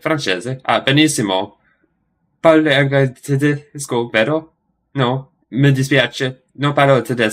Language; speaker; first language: Italian; non-native, learner; English